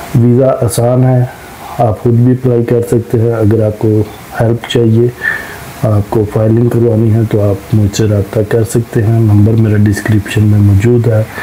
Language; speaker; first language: Urdu; non-native, local second language; Punjabi